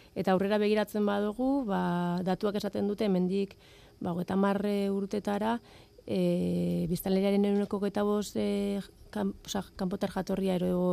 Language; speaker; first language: Basque; native; Basque